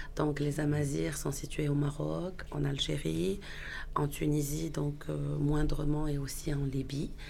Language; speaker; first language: French; non-native, local second language; Arabic